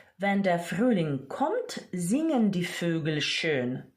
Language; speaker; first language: German; non-native, fluent; Ukrainian